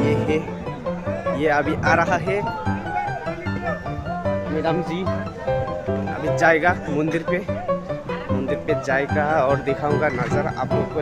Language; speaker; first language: Hindi; non-native, local second language; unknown